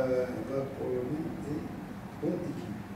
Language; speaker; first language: French; non-native, learner; Arabic